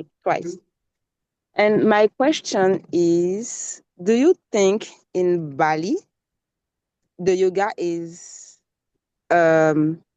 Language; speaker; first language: English; non-native, learner; French